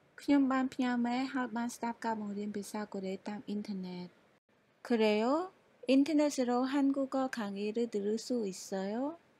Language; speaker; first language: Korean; non-native, fluent; Khmer